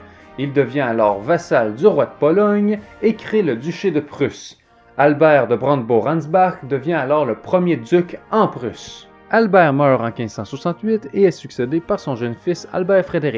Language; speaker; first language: French; native; French